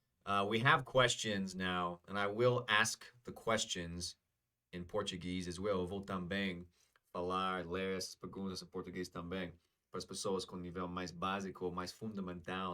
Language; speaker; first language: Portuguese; non-native, fluent; English